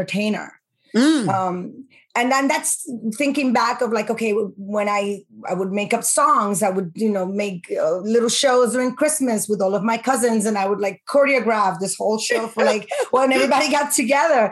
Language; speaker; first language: English; early bilingual, other home language; Spanish